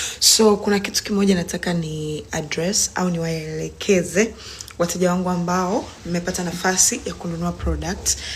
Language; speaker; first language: Swahili; native; Swahili